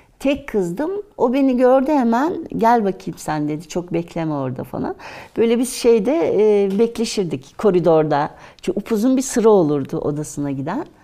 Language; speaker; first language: Turkish; native; Turkish